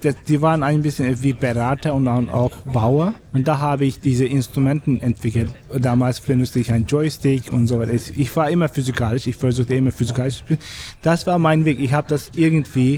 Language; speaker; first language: German; non-native, fluent; Turkish